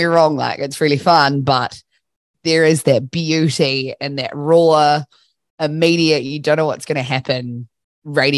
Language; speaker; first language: English; native; English